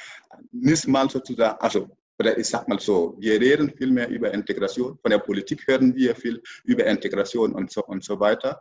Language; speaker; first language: German; non-native, fluent; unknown